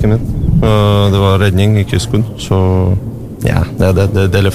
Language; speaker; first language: Norwegian; non-native, learner; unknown